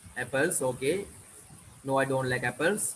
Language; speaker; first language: English; non-native, local second language; Sinhala